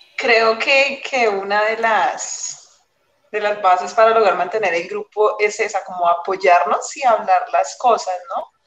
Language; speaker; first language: Spanish; native; Spanish